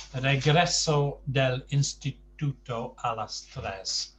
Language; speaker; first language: Spanish; non-native, fluent; English